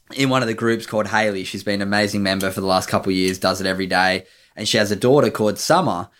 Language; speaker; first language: English; native; English